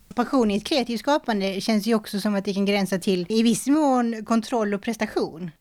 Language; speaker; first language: Swedish; native; Swedish